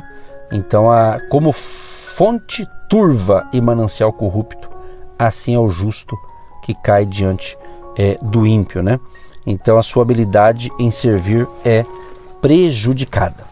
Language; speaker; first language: Portuguese; native; Portuguese